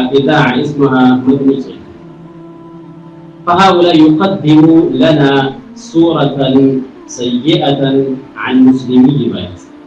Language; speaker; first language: Arabic; non-native, fluent; Urdu